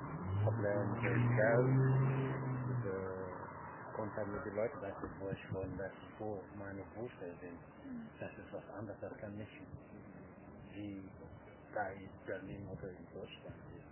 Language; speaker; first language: German; non-native, learner; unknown